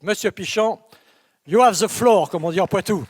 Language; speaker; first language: French; native; French